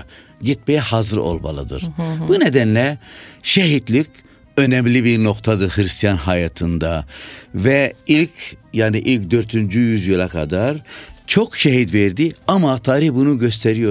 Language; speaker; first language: Turkish; non-native, local second language; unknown